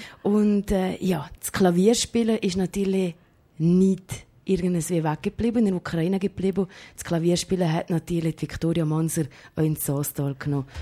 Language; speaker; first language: German; native; German